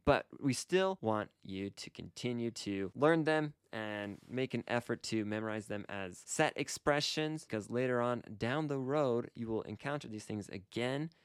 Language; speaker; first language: English; native; English